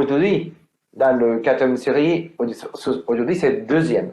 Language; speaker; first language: French; non-native, learner; Japanese